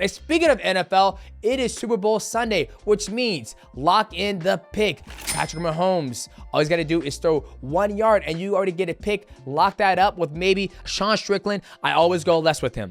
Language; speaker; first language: English; native; English